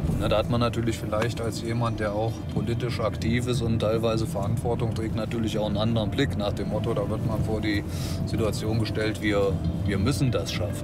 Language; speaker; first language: German; native; German